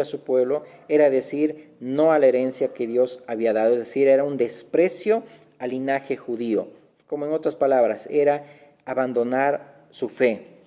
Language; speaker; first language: Spanish; native; Spanish